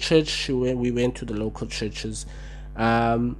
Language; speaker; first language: English; non-native, local second language; Xhosa